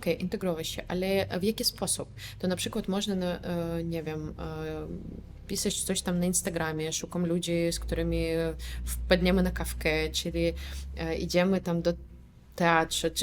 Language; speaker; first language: Polish; non-native, fluent; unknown